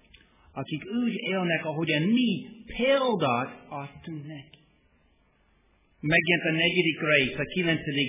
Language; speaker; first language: Hungarian; non-native, fluent; English